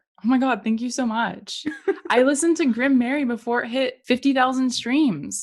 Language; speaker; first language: English; native; English